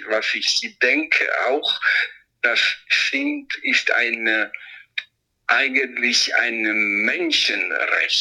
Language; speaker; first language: German; non-native, fluent; Italian